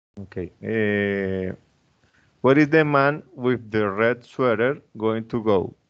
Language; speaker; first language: English; non-native, fluent; Spanish